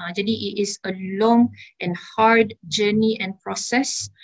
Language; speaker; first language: English; non-native, local second language; Malay